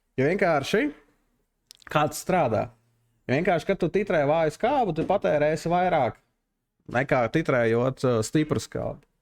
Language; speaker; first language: Latvian; non-native, local second language; Russian